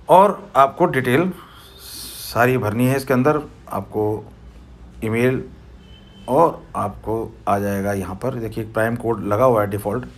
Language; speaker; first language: Hindi; native; Hindi